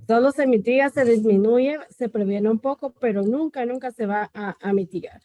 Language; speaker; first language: Spanish; native; Spanish